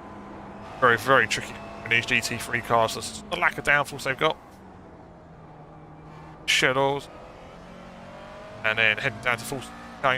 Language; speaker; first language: English; native; English